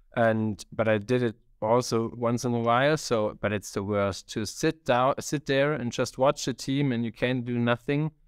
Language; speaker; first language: English; non-native, fluent; German